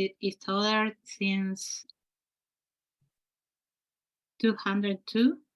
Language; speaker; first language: English; non-native, learner; Spanish